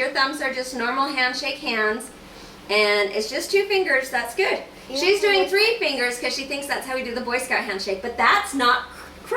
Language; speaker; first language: English; native; English